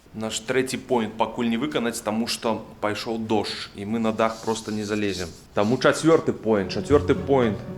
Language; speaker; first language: Belarusian; native; Belarusian